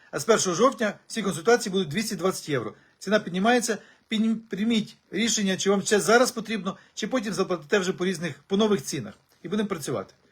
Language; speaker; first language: Ukrainian; native; Ukrainian